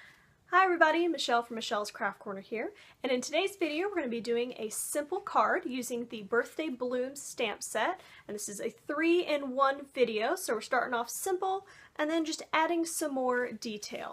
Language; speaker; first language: English; native; English